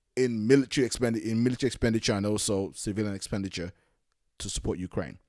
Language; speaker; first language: English; native; English